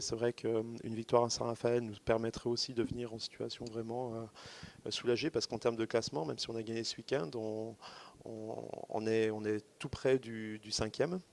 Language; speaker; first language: French; native; French